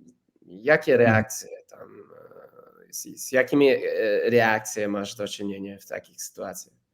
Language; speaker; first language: Polish; non-native, fluent; English